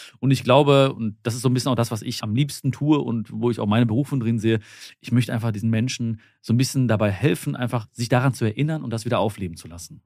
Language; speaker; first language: German; early bilingual, other home language; Malayalam